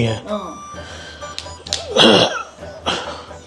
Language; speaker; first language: Chinese; non-native, fluent; Telugu